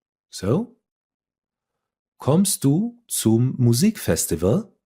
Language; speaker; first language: German; non-native, fluent; English